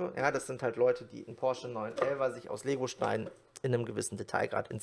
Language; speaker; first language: German; native; German